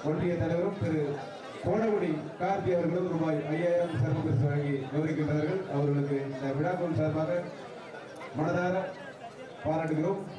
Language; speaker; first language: Tamil; native; Tamil